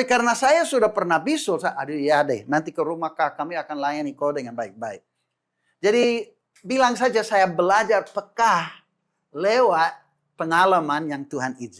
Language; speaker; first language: Indonesian; non-native, fluent; English